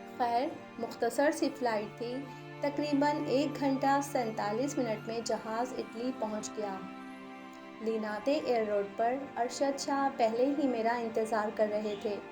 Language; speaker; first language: Urdu; non-native, local second language; Pahari-Potwari